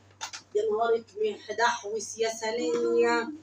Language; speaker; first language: Arabic; native; Arabic